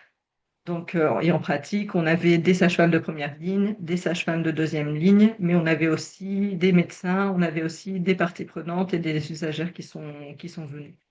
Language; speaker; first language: French; native; French